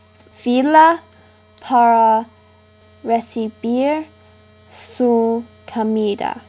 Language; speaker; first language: Spanish; non-native, learner; English